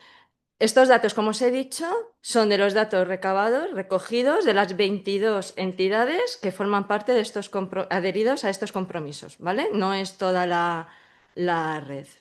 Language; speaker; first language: Spanish; native; Spanish